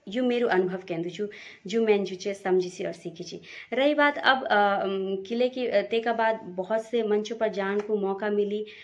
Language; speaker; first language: Hindi; non-native, local second language; Garhwali